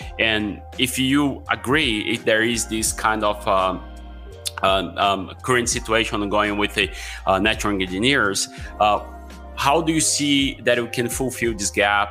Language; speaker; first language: English; non-native, fluent; Portuguese